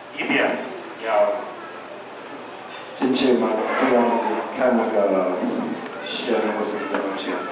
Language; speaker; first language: Chinese; non-native, learner; English